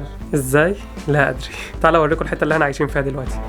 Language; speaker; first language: Arabic; native; Arabic